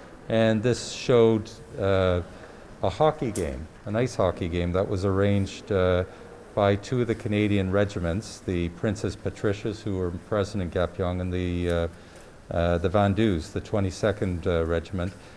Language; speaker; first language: English; native; English